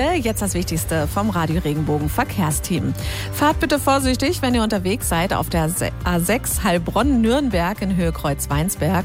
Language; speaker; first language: German; native; German